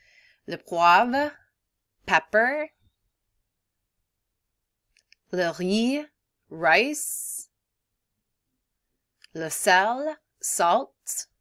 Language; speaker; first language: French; non-native, fluent; English